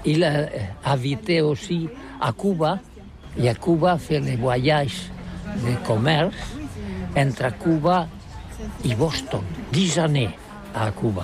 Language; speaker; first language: French; non-native, learner; Catalan